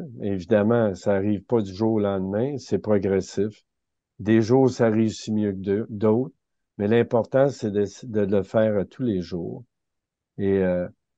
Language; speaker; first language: French; native; French